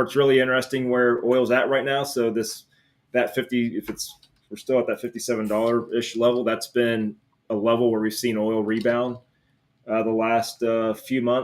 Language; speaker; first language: English; native; English